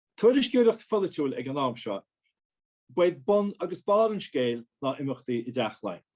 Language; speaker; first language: Irish; native; Irish